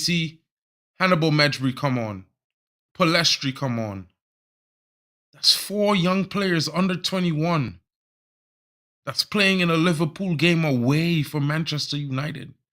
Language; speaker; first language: English; native; English